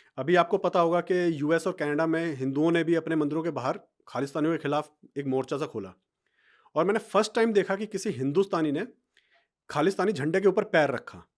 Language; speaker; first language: Hindi; native; Hindi